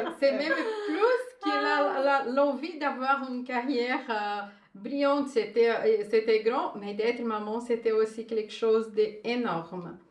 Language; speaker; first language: French; non-native, fluent; Portuguese